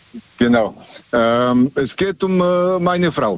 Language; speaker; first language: German; native; German